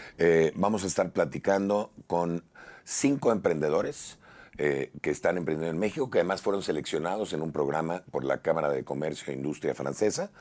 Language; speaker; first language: Spanish; native; Spanish